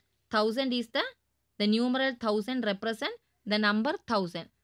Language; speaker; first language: English; non-native, local second language; Tamil